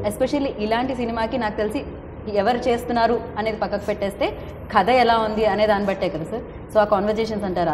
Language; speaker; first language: Telugu; native; Telugu